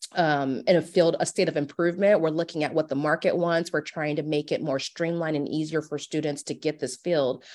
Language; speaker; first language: English; native; English